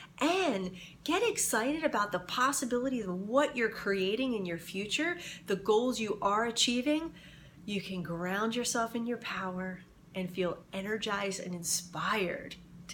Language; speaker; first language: English; native; English